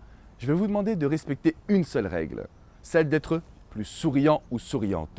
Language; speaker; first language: French; native; French